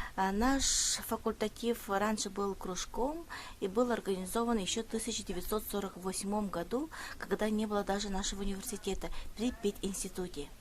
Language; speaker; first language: Russian; non-native, local second language; Yakut